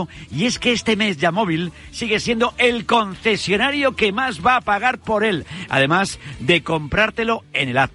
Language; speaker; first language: Spanish; native; Spanish